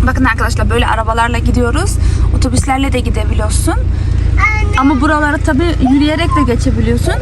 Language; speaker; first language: Turkish; early bilingual, heritage; Turkish